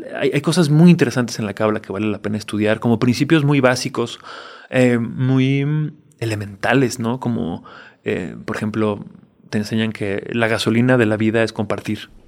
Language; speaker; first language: Spanish; native; Spanish